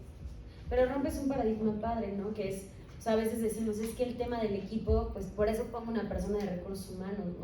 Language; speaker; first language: Spanish; native; Spanish